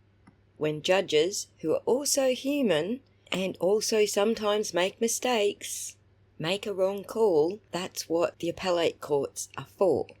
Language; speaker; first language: English; native; English